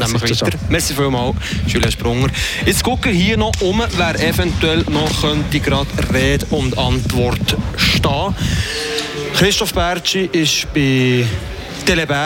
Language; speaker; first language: German; native; German